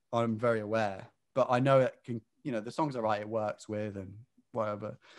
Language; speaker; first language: English; native; English